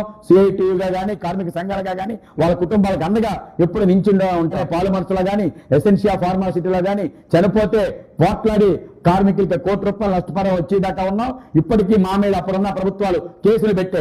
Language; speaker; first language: Telugu; native; Telugu